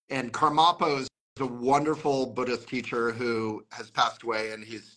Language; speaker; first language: English; native; English